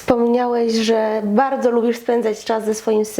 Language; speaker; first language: Polish; native; Polish